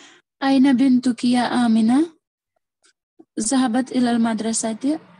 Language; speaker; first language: Arabic; non-native, learner; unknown